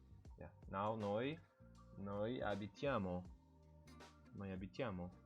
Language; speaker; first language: Italian; non-native, learner; Portuguese